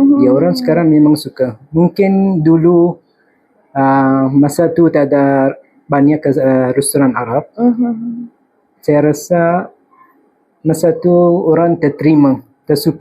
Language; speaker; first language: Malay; non-native, fluent; Arabic